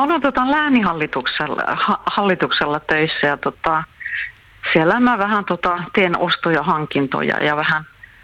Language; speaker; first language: Finnish; non-native, local second language; Swedish